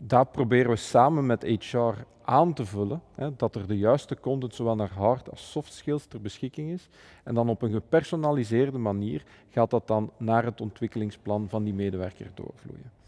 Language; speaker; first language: Dutch; native; Dutch